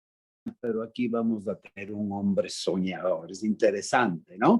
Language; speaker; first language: Spanish; native; Spanish